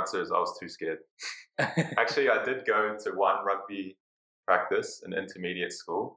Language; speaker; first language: English; native; English